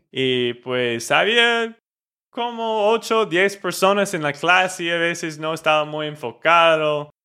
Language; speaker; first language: Spanish; non-native, fluent; English